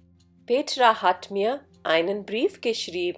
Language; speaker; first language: German; non-native, fluent; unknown